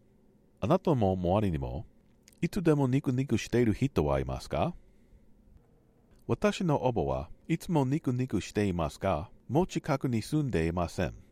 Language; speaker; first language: Japanese; non-native, learner; English